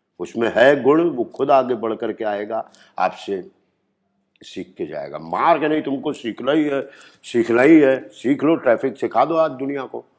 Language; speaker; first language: Hindi; native; Hindi